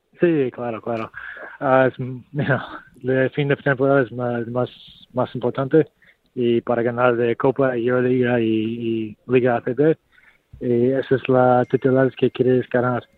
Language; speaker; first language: Spanish; non-native, learner; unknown